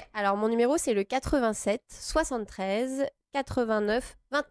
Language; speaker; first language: French; native; French